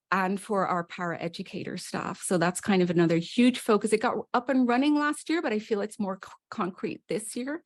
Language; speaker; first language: English; native; English